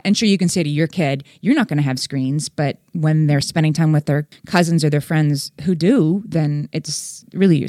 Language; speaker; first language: English; native; English